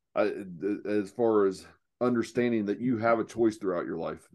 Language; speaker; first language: English; native; English